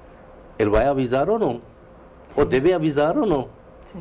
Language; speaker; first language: Portuguese; non-native, learner; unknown